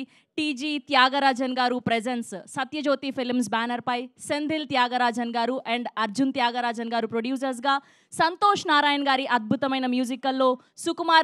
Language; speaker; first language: Telugu; native; Telugu